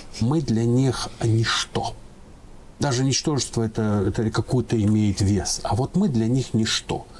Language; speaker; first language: Russian; non-native, local second language; Ingush